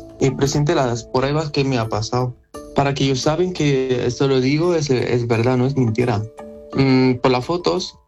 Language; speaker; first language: Spanish; non-native, learner; Arabic